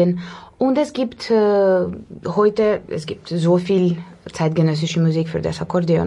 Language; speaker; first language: German; non-native, fluent; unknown